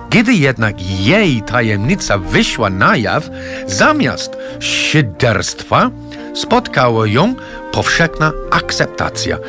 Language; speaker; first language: Polish; non-native, fluent; English